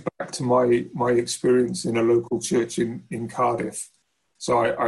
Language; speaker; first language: English; native; English